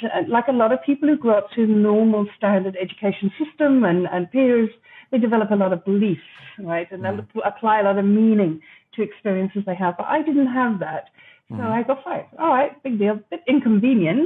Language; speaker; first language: English; native; English